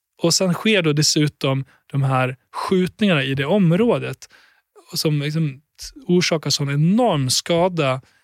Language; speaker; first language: Swedish; early bilingual, other home language; Albanian